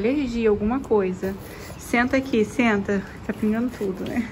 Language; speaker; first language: Portuguese; native; Portuguese